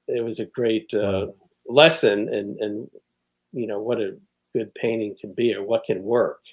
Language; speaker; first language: English; native; English